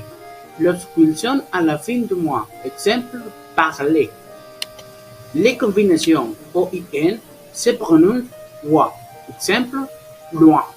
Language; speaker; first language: French; non-native, learner; Spanish